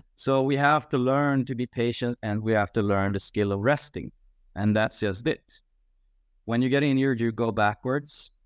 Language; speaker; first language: English; non-native, fluent; Swedish